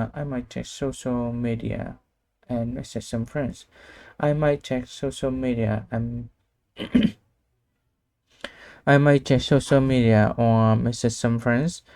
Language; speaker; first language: English; non-native, learner; Vietnamese